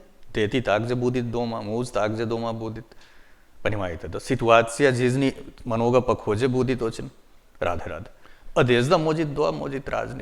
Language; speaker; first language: Russian; non-native, learner; Hindi